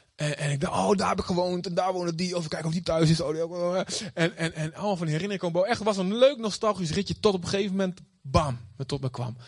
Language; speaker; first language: Dutch; native; Dutch